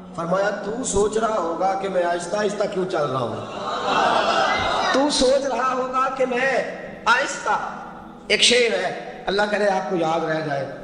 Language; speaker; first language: Urdu; non-native, local second language; Punjabi